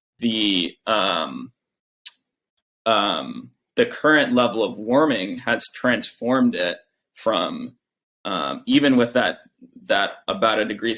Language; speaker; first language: English; native; English